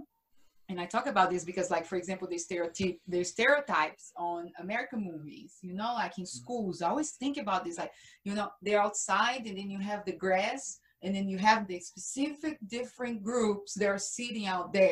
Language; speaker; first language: English; non-native, fluent; Portuguese